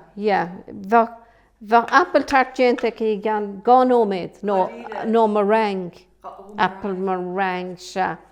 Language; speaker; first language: Irish; native; Irish